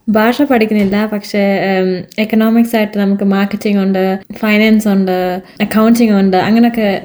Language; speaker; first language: Malayalam; early bilingual, heritage; Malayalam